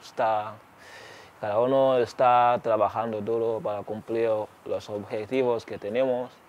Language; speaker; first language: Spanish; non-native, fluent; Ganda